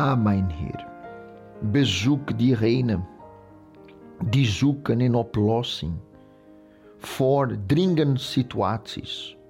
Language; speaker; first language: Dutch; non-native, fluent; Portuguese